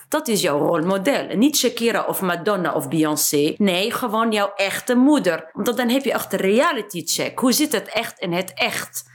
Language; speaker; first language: Dutch; non-native, fluent; Arabic